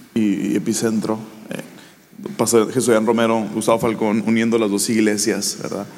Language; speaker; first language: Spanish; native; Spanish